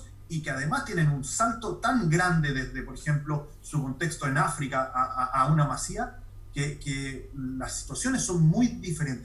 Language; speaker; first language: Spanish; native; Spanish